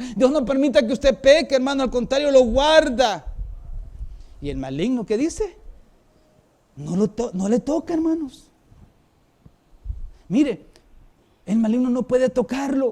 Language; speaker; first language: Spanish; native; Spanish